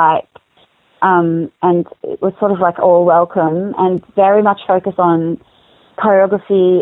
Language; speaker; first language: English; native; English